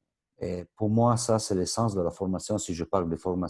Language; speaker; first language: French; non-native, local second language; Italian